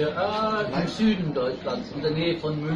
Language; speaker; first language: German; native; German